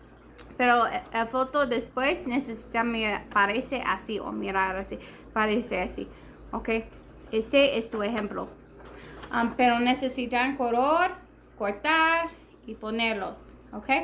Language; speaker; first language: Spanish; non-native, learner; English